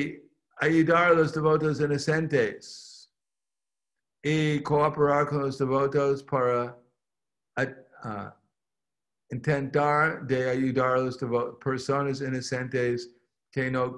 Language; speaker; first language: Spanish; non-native, fluent; English